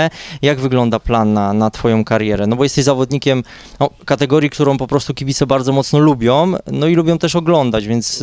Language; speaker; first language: Polish; native; Polish